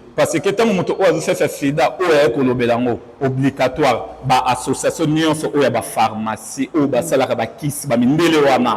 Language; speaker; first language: Lingala; non-native, local second language; Kongo